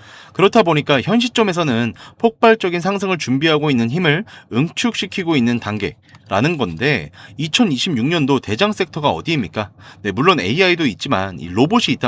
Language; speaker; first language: Korean; native; Korean